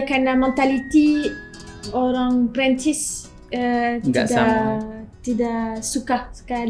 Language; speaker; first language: Indonesian; non-native, learner; French